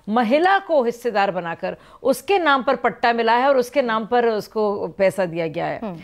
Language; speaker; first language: Hindi; native; Hindi